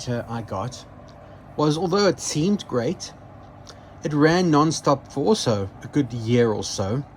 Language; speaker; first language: English; native; English